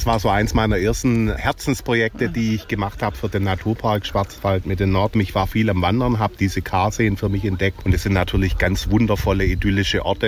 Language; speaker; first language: German; native; German